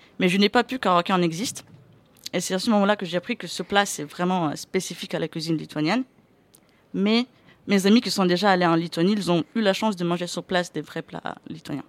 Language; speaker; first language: French; non-native, fluent; Lithuanian